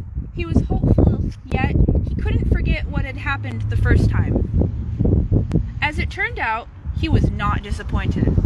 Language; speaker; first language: English; native; English